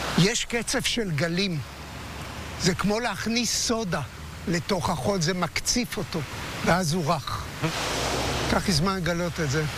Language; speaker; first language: Hebrew; native; Hebrew